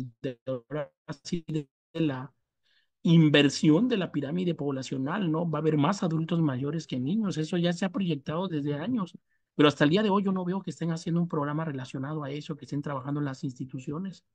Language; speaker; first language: Spanish; native; Spanish